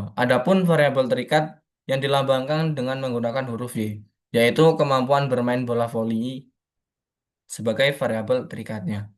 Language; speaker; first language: Indonesian; native; Indonesian